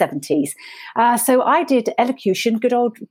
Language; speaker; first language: English; native; English